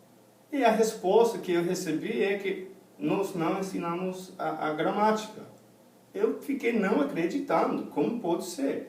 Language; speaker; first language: Portuguese; non-native, fluent; English